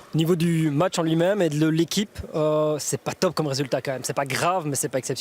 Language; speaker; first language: French; native; French